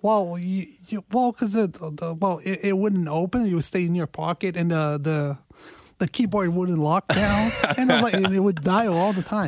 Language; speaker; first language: English; non-native, fluent; Portuguese